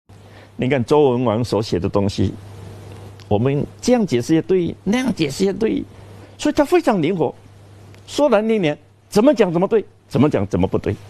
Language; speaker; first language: Chinese; native; Chinese